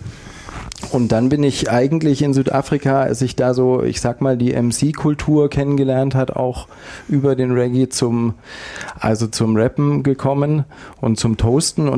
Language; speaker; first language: German; native; German